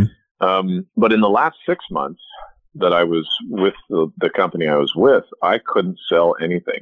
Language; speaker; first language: English; native; English